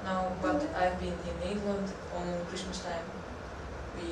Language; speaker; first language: English; non-native, learner; Russian